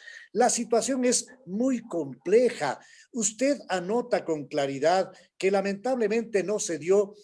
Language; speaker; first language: Spanish; native; Spanish